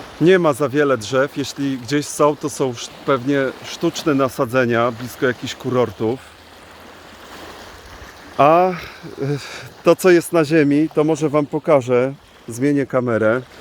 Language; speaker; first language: Polish; native; Polish